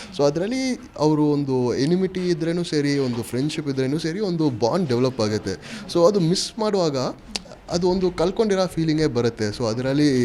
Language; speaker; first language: Kannada; non-native, fluent; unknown